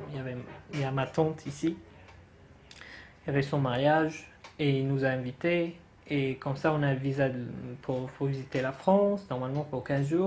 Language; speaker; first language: French; non-native, fluent; Arabic